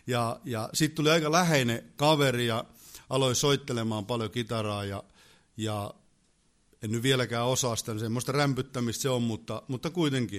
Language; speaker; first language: Finnish; native; Finnish